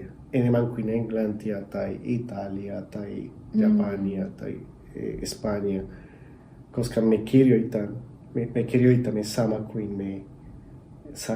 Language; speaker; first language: Finnish; non-native, learner; Spanish